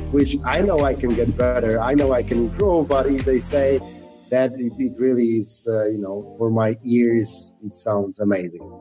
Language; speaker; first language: English; non-native, fluent; Polish